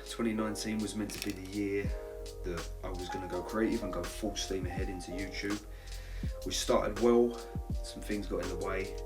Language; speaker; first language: English; native; English